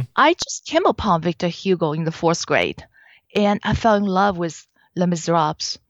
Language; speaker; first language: English; non-native, fluent; Chinese